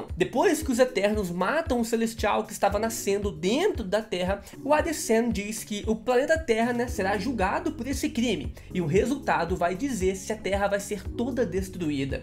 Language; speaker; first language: Portuguese; native; Portuguese